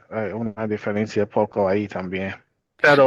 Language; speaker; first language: Spanish; non-native, fluent; English